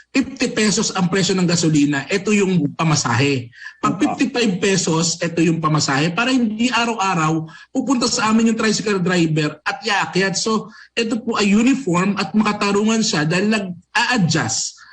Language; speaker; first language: Filipino; native; Filipino